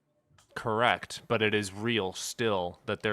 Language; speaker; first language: English; native; English